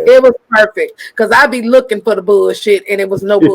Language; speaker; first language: English; native; English